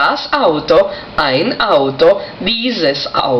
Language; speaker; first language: German; non-native, fluent; Spanish